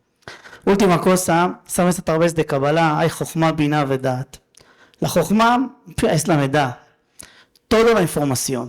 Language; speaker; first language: Spanish; non-native, fluent; Hebrew